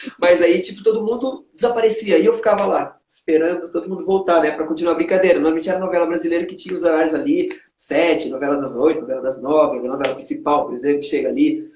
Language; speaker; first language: Portuguese; non-native, local second language; Kabuverdianu